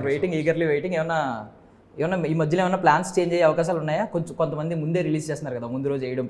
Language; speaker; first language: Telugu; native; Telugu